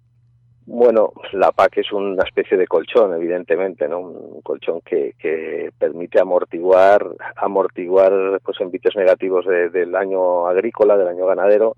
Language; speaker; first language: Spanish; native; Spanish